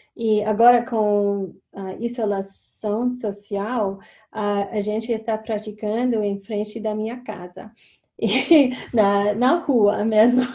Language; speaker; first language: Portuguese; non-native, learner; English